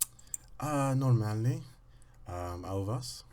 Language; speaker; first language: Russian; non-native, learner; English